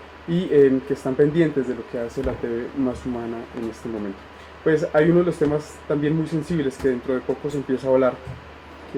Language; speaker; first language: Spanish; native; Spanish